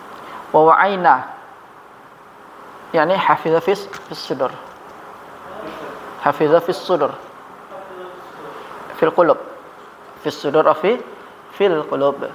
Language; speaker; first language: Arabic; non-native, fluent; Indonesian